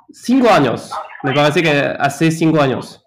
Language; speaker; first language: Spanish; non-native, learner; French